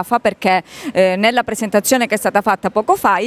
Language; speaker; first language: Italian; native; Italian